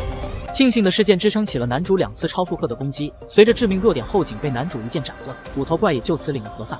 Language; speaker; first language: Chinese; native; Chinese